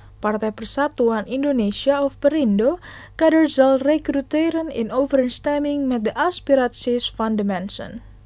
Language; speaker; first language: Dutch; non-native, fluent; Indonesian